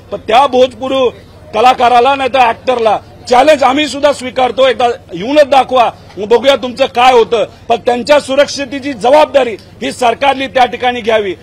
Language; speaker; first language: Marathi; native; Marathi